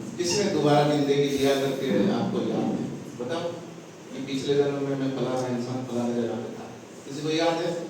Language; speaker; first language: Hindi; non-native, local second language; Odia